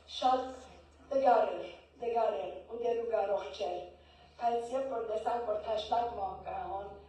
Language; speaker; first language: Armenian; early bilingual, heritage; Armenian